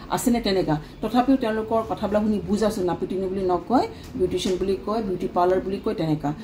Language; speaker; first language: Assamese; native; Assamese